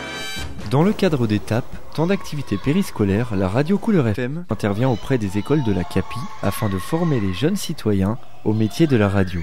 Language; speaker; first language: French; native; French